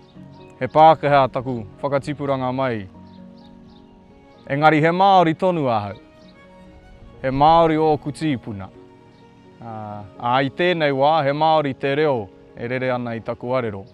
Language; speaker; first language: Māori; non-native, local second language; English